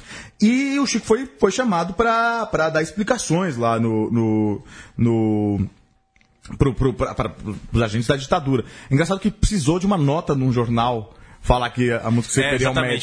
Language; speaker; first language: Portuguese; native; Portuguese